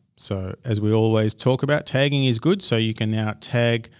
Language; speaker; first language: English; native; English